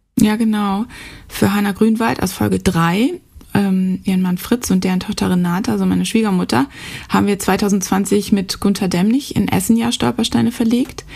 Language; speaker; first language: German; native; German